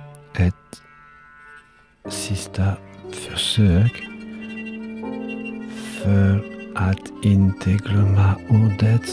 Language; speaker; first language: Swedish; non-native, learner; French